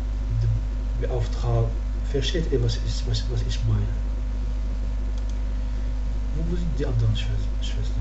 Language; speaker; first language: German; non-native, fluent; Arabic